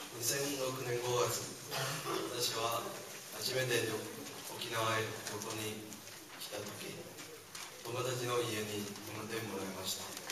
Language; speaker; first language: Japanese; non-native, fluent; Chinese